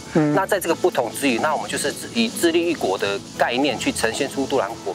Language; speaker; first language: Chinese; native; Chinese